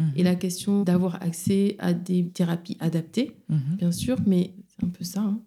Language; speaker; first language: French; non-native, local second language; Wolof